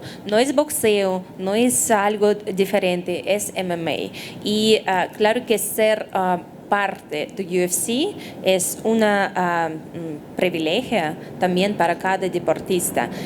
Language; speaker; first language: Spanish; non-native, fluent; Russian